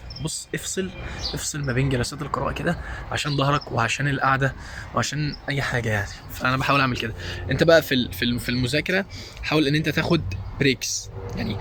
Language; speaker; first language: Arabic; native; Arabic